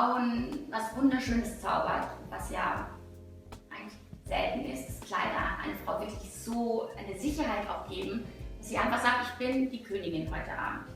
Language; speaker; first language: German; native; German